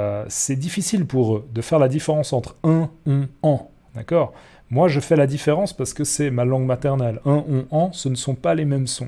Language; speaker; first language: French; native; French